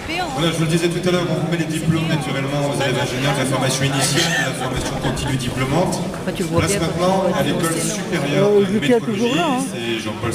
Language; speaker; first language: French; native; French